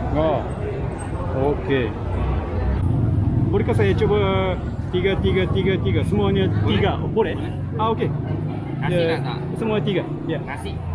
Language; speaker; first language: Malay; non-native, learner; Japanese